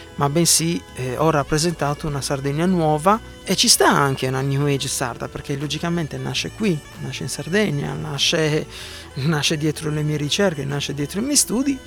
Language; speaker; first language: Italian; native; Italian